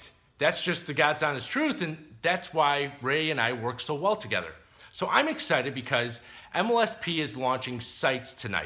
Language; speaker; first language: English; native; English